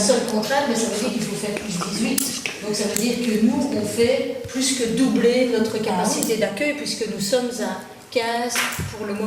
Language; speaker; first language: French; native; French